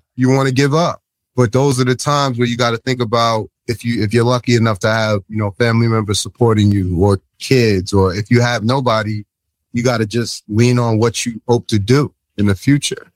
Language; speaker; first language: English; native; English